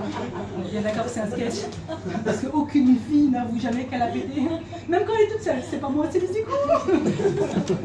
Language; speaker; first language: French; native; French